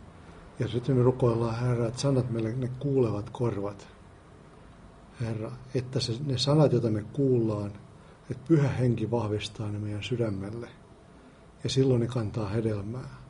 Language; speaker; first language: Finnish; native; Finnish